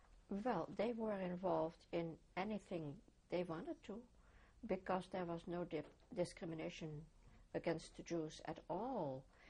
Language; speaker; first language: English; non-native, fluent; Dutch